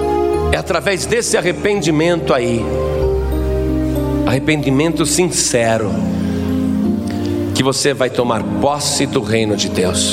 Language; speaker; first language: Portuguese; native; Portuguese